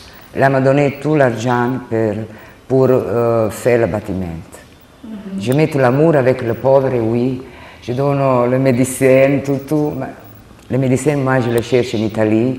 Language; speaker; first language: French; non-native, learner; Italian